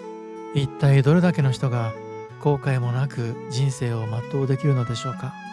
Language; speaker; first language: Japanese; native; Japanese